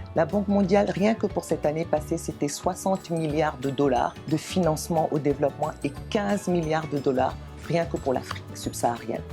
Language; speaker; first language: French; non-native, local second language; Wolof